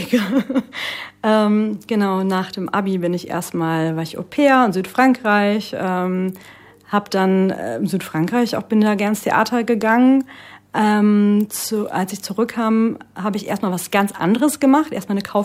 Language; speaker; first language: German; native; German